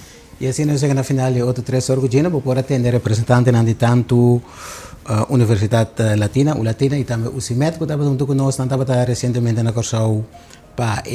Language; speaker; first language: Spanish; non-native, learner; Papiamento